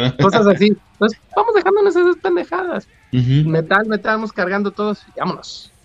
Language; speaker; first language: Spanish; native; Spanish